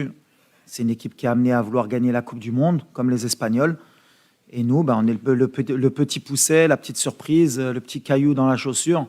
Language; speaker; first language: French; native; French